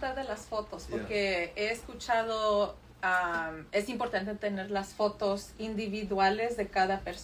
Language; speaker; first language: Spanish; early bilingual, heritage; Spanish